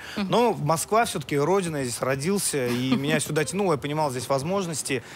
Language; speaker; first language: Russian; native; Russian